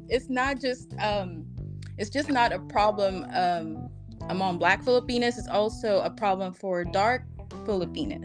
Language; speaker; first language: English; non-native, local second language; Filipino